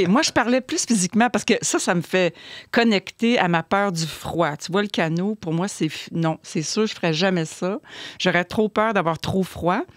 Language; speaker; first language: French; native; French